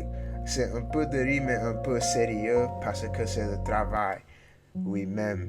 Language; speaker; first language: French; non-native, learner; English